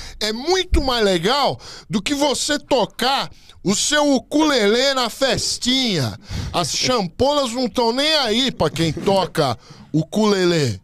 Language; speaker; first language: Portuguese; native; Portuguese